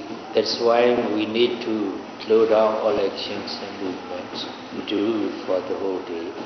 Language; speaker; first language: English; non-native, fluent; Burmese